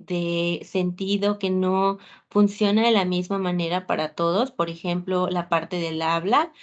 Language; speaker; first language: Spanish; native; Spanish